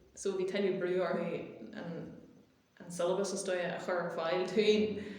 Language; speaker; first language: Irish; non-native, local second language; English